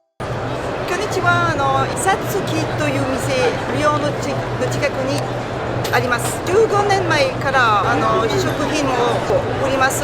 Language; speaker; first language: Japanese; non-native, learner; French